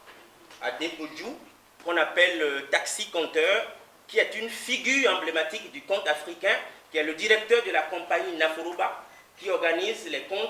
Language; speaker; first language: French; non-native, local second language; Fon